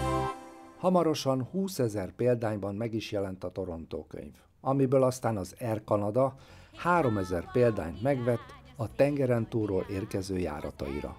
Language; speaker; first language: Hungarian; native; Hungarian